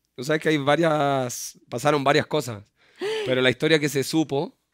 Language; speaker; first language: Spanish; native; Spanish